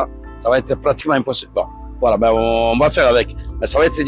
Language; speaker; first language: French; native; French